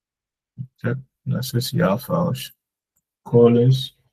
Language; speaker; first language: German; non-native, fluent; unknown